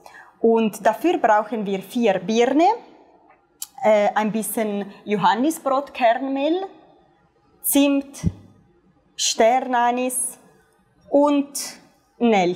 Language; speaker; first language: German; non-native, fluent; Italian